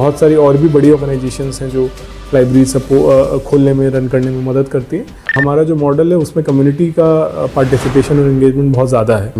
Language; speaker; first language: Hindi; native; Hindi